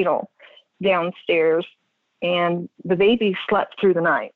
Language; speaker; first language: English; native; English